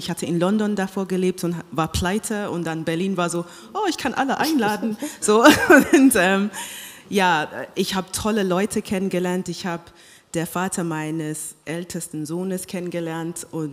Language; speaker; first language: German; non-native, fluent; English